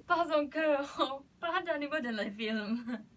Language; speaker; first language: French; non-native, learner; English